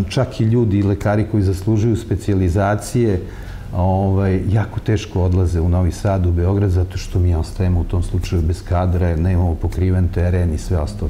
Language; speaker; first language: Serbian; native; Serbian